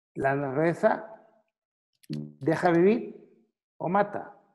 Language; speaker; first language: Spanish; non-native, fluent; Danish